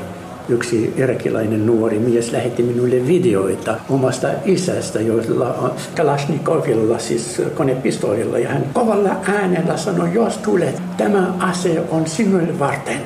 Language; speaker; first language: Finnish; non-native, fluent; Arabic